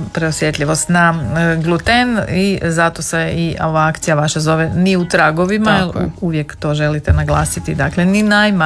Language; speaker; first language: Serbian; native; Serbian